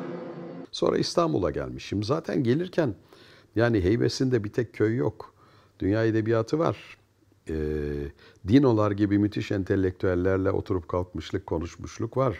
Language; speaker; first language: Turkish; native; Turkish